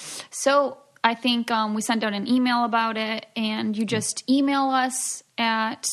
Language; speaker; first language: English; native; English